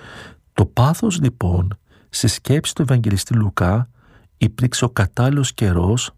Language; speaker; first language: Greek; native; Greek